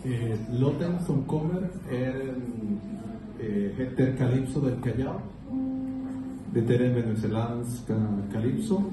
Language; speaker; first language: Swedish; non-native, learner; Spanish